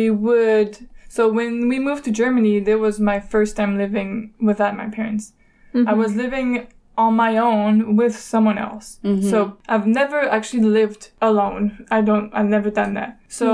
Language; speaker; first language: English; non-native, fluent; French